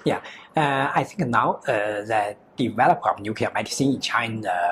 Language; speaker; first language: English; non-native, learner; Chinese